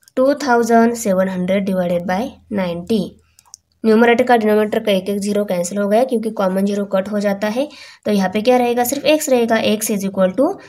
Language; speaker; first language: Hindi; non-native, local second language; Marathi